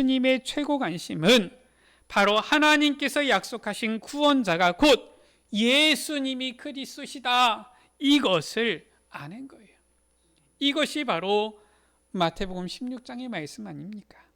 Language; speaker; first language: Korean; native; Korean